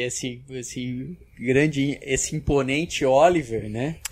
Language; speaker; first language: Portuguese; native; Portuguese